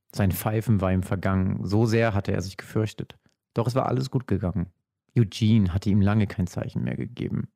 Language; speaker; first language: German; native; German